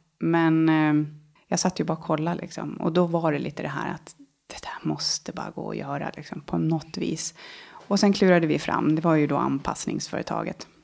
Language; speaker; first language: Swedish; native; Swedish